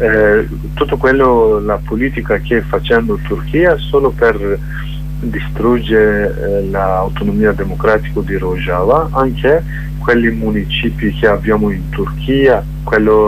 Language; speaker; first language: Italian; non-native, learner; Kurdish